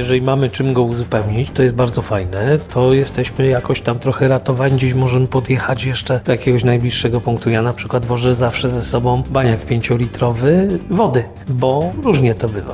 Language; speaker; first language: Polish; native; Polish